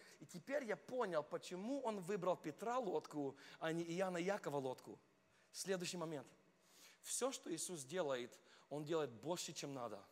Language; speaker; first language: Russian; non-native, fluent; English